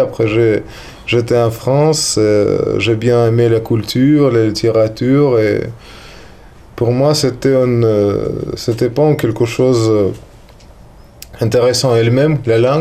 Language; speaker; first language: French; non-native, learner; Russian